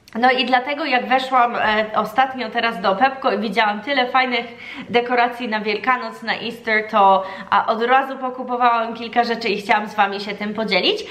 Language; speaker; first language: Polish; early bilingual, heritage; Polish